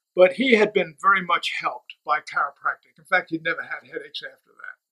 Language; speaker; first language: English; native; English